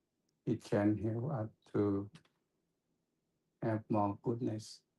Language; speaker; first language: English; non-native, fluent; Thai